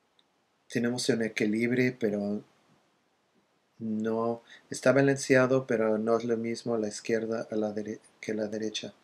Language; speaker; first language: Spanish; non-native, fluent; English